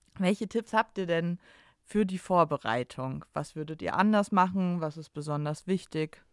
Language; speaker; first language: German; native; German